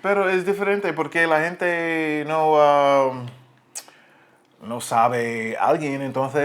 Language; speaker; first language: Spanish; non-native, learner; English